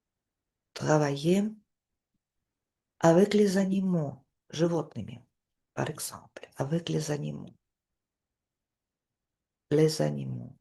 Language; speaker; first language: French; non-native, fluent; Russian